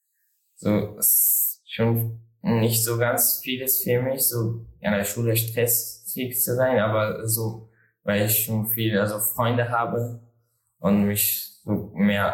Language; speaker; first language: German; non-native, learner; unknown